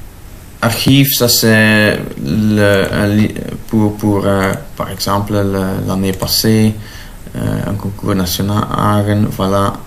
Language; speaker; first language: French; non-native, local second language; Dutch